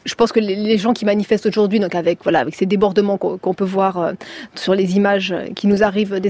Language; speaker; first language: French; native; French